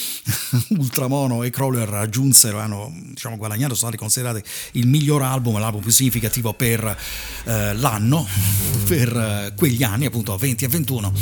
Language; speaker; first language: Italian; native; Italian